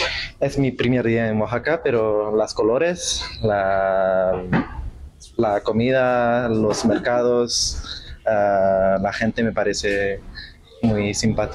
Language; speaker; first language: Spanish; non-native, learner; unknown